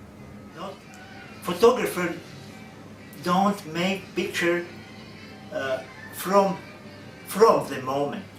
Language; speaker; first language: English; non-native, learner; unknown